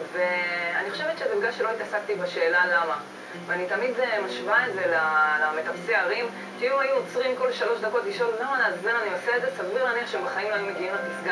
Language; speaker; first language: Hebrew; native; Hebrew